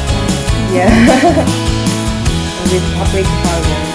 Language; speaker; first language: English; non-native, learner; Japanese